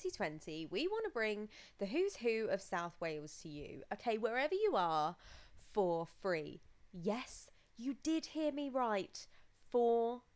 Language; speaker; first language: English; native; English